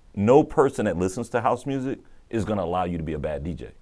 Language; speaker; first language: English; native; English